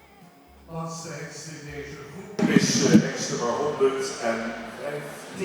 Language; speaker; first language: Dutch; native; Dutch